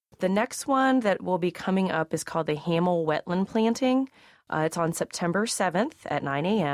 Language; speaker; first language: English; native; English